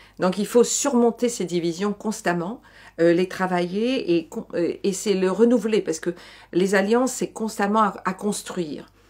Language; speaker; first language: French; native; French